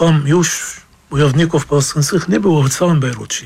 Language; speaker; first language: Polish; non-native, fluent; Arabic